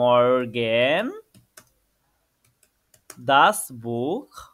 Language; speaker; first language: German; non-native, fluent; Bangla